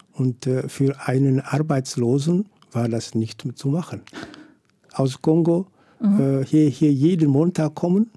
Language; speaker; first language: German; non-native, fluent; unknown